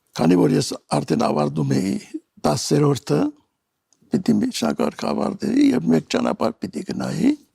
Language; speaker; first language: Armenian; native; Armenian